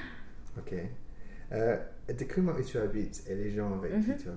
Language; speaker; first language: French; non-native, fluent; English